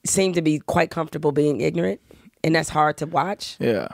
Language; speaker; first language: English; native; English